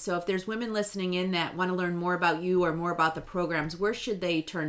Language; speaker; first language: English; native; English